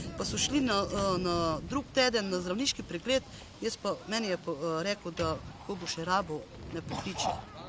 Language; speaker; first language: Slovenian; non-native, local second language; Romany